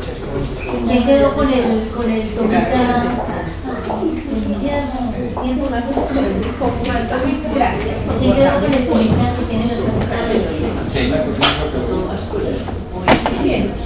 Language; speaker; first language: Spanish; native; Spanish